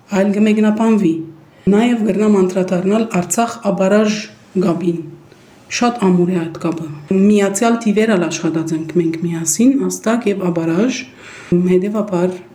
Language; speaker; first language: Armenian; early bilingual, heritage; Armenian